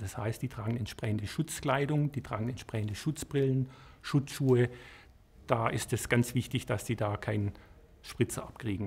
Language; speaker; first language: German; native; German